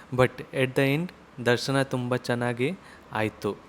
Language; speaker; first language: Kannada; non-native, learner; Hindi